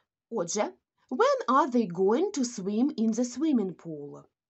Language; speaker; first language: English; non-native, fluent; Ukrainian